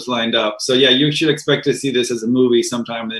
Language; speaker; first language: English; native; English